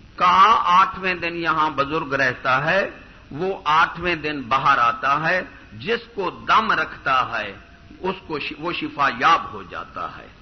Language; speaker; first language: Urdu; non-native, local second language; Punjabi